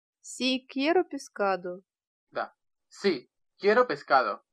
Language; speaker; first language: Spanish; non-native, fluent; Russian